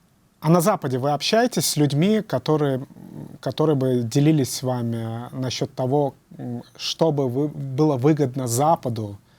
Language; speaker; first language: Russian; native; Russian